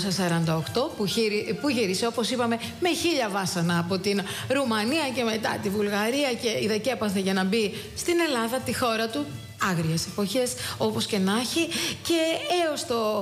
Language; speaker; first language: Greek; native; Greek